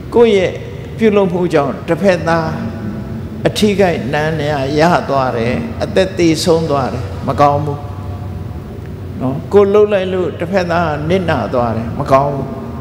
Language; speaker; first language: Burmese; native; Burmese